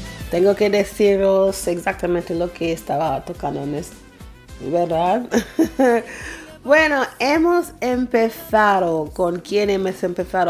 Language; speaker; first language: Spanish; non-native, fluent; English